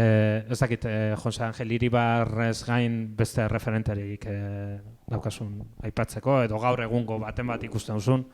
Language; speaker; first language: Basque; native; Basque